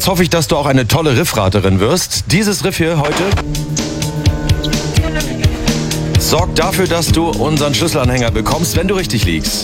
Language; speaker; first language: German; native; German